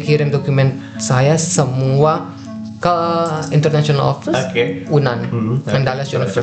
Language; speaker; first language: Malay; non-native, fluent; Dutch